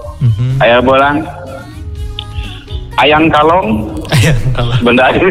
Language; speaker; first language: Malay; non-native, local second language; Sundanese